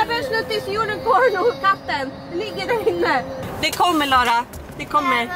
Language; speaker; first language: Swedish; native; Swedish